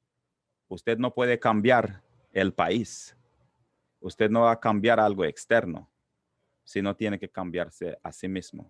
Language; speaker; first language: Spanish; non-native, local second language; English